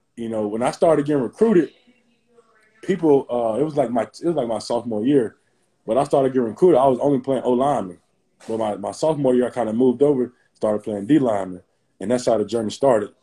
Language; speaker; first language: English; native; English